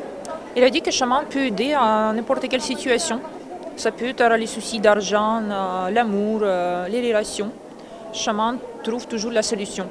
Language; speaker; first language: French; non-native, learner; Russian